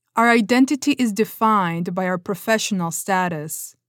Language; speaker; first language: English; non-native, fluent; Spanish